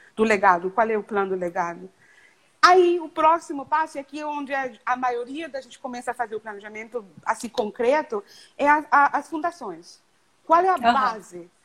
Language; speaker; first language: Portuguese; non-native, fluent; English